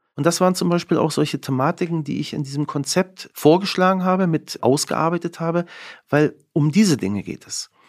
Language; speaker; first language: German; native; German